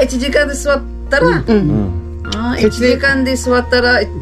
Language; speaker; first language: Japanese; non-native, fluent; Filipino